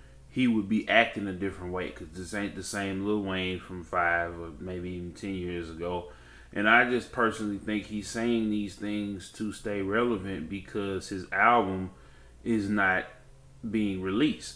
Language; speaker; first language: English; native; English